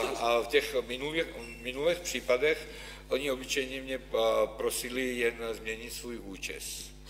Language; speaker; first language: Czech; non-native, fluent; Ukrainian